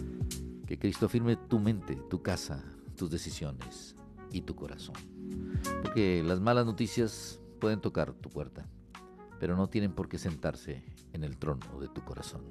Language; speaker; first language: Spanish; native; Spanish